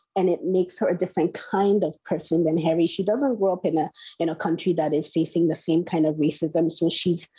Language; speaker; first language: English; non-native, local second language; Igbo